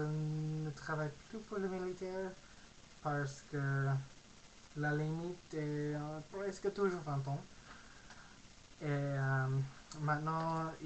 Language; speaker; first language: French; non-native, learner; English